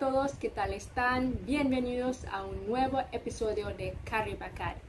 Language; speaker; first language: Spanish; non-native, fluent; English